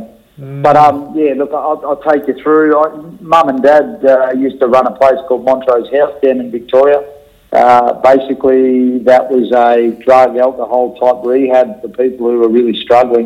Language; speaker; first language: English; native; English